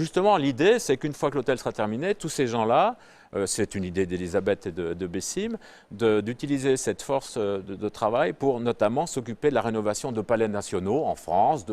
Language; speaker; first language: French; native; French